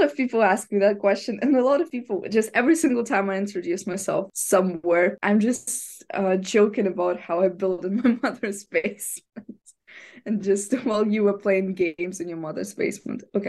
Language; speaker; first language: English; non-native, fluent; Ukrainian